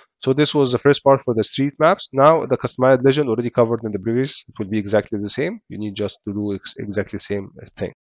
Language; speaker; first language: English; non-native, fluent; Arabic